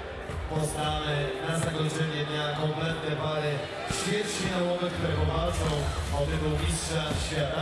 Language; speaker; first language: Polish; native; Polish